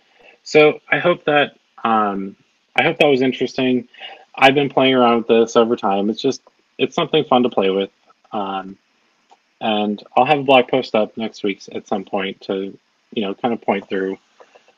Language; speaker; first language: English; native; English